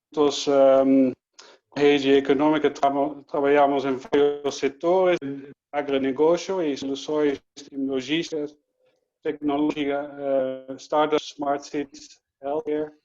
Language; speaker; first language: Portuguese; non-native, learner; Dutch